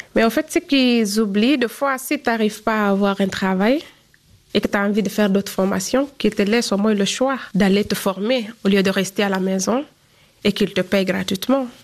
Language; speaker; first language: French; non-native, fluent; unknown